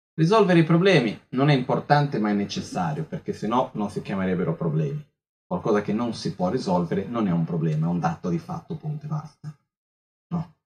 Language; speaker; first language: Italian; non-native, fluent; Portuguese